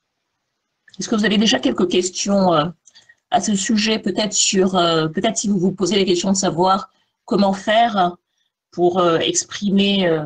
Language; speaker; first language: French; native; French